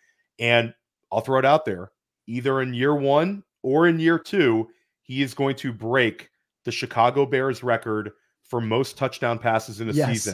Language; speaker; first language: English; native; English